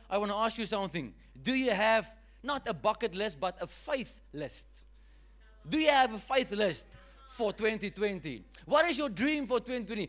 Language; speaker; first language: English; non-native, local second language; Afrikaans